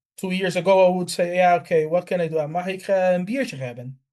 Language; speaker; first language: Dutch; non-native, learner; Portuguese